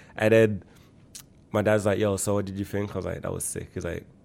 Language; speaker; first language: English; native; English